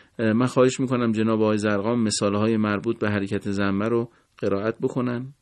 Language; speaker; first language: Persian; native; Persian